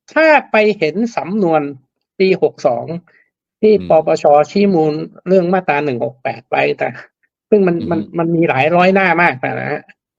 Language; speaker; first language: Thai; native; Thai